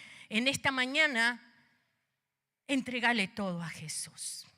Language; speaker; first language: Spanish; native; Spanish